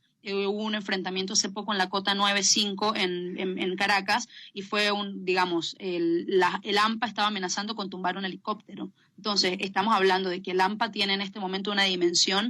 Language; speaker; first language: Spanish; native; Spanish